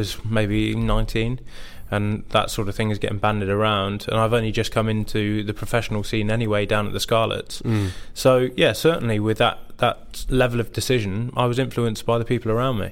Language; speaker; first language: English; native; English